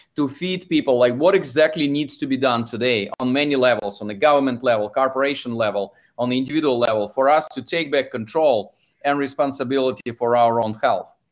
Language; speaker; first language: English; non-native, fluent; Russian